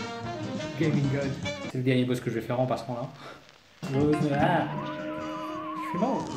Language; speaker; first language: French; non-native, local second language; Morisyen